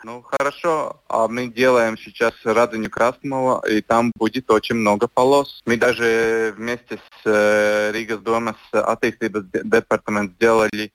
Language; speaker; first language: Russian; non-native, local second language; Latvian